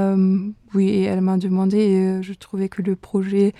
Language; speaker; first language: French; non-native, fluent; German